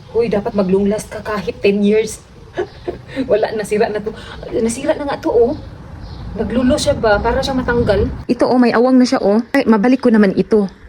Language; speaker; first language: Filipino; non-native, local second language; Cebuano